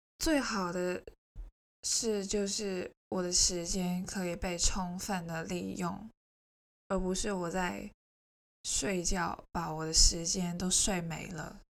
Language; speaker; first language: Chinese; non-native, local second language; Cantonese